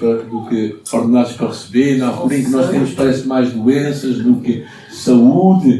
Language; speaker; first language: Portuguese; native; Portuguese